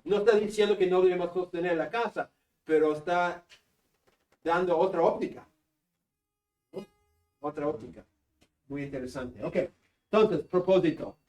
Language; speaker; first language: Spanish; non-native, fluent; English